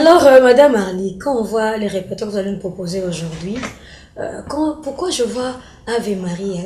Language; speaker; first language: French; non-native, local second language; Lingala